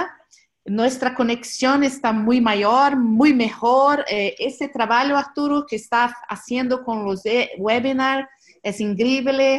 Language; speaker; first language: Spanish; non-native, learner; Portuguese